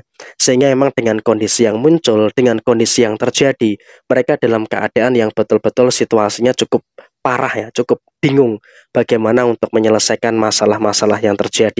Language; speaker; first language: Indonesian; native; Indonesian